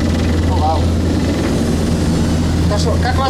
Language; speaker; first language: Russian; non-native, learner; Italian